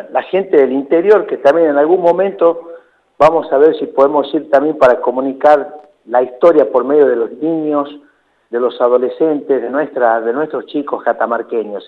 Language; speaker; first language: Spanish; native; Spanish